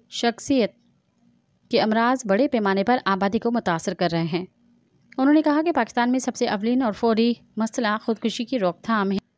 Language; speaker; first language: Urdu; non-native, local second language; Sindhi